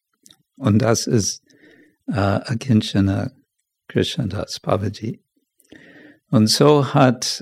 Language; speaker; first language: German; non-native, fluent; English